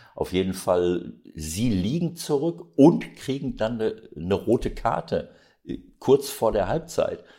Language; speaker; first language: German; native; German